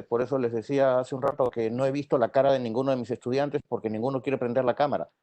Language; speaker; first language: Spanish; native; Spanish